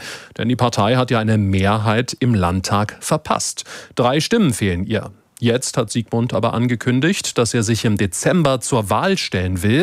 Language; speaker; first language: German; native; German